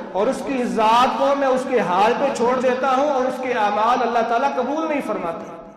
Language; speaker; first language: Urdu; non-native, local second language; Punjabi